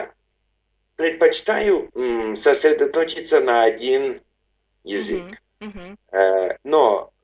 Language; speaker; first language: Russian; non-native, learner; English